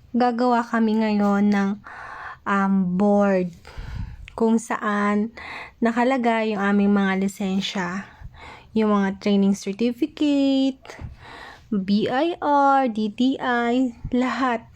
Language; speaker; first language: Filipino; native; Filipino